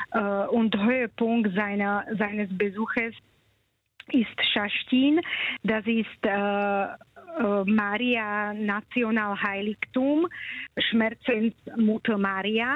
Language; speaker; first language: German; non-native, fluent; Slovak